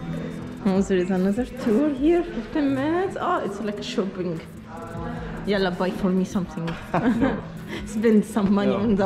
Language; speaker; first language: English; non-native, fluent; Arabic